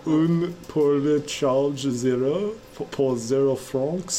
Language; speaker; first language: French; non-native, learner; English